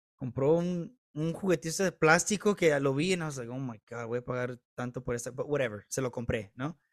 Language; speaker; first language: Spanish; early bilingual, heritage; Spanish